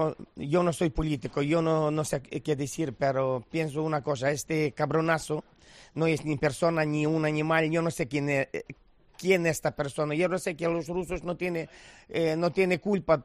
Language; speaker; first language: Spanish; non-native, learner; Ukrainian